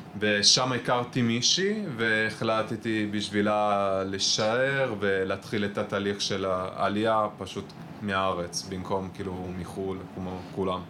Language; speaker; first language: Hebrew; non-native, fluent; Italian